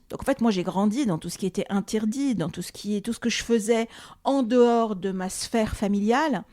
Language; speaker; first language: French; early bilingual, other home language; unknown